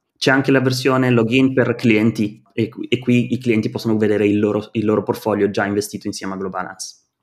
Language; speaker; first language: Italian; native; Italian